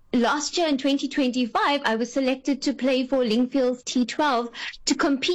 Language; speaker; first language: English; native; English